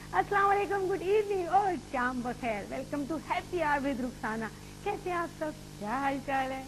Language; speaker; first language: Urdu; non-native, local second language; Pashto